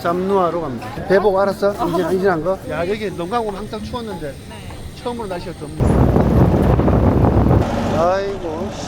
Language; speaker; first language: Korean; native; Korean